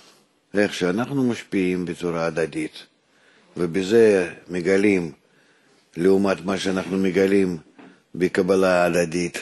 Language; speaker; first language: Hebrew; non-native, fluent; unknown